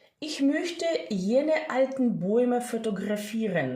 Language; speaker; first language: German; non-native, fluent; Ukrainian